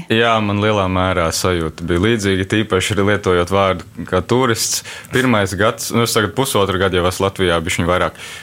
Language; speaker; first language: Latvian; early bilingual, heritage; Latvian